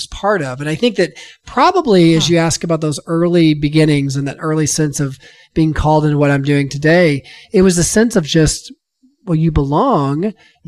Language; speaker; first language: English; native; English